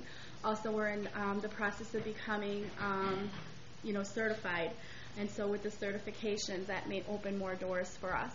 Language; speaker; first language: English; native; English